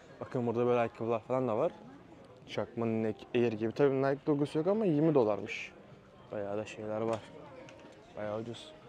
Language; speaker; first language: Turkish; native; Turkish